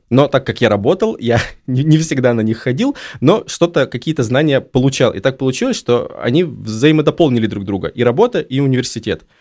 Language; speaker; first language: Russian; native; Russian